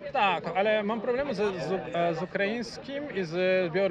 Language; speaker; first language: Polish; non-native, fluent; Portuguese